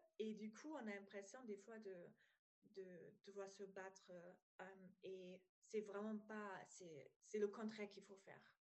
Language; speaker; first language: French; non-native, fluent; German